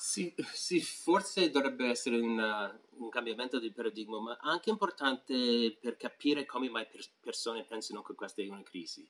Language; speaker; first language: Italian; non-native, fluent; English